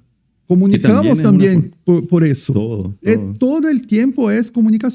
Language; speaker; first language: Spanish; non-native, fluent; Portuguese